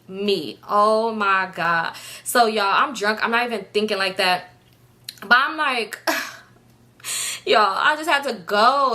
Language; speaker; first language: English; native; English